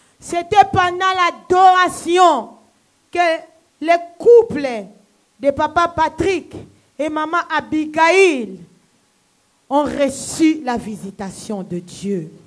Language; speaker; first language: French; non-native, local second language; Lingala